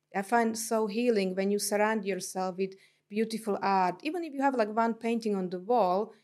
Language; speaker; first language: English; non-native, fluent; Slovak